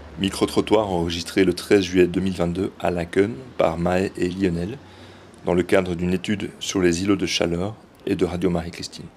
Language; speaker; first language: French; native; French